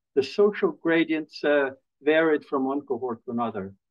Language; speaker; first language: English; non-native, fluent; Portuguese